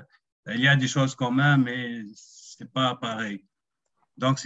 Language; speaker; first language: French; non-native, local second language; Arabic